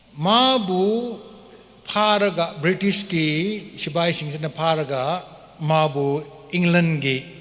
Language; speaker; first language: Manipuri; non-native, local second language; Tangkhul Naga (India)